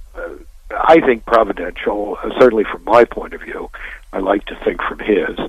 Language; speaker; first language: English; native; English